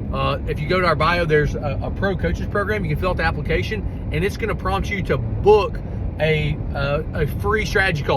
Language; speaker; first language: English; native; English